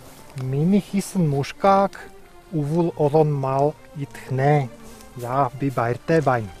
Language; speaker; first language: Mongolian; non-native, learner; Czech